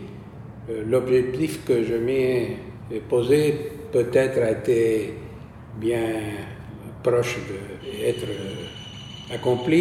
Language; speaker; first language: French; non-native, fluent; Spanish